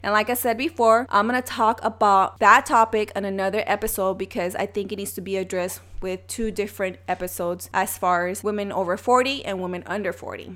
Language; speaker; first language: English; early bilingual, other home language; Spanish